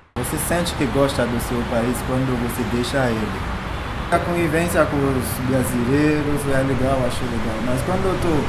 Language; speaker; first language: Portuguese; non-native, fluent; Haitian Creole